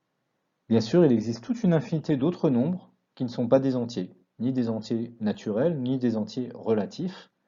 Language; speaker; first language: French; native; French